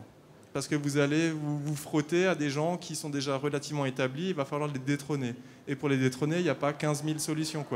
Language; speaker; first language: French; native; French